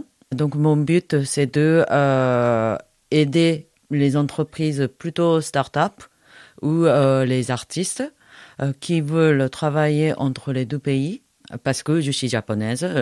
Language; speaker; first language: French; non-native, fluent; Japanese